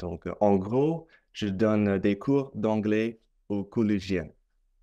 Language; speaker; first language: French; non-native, fluent; English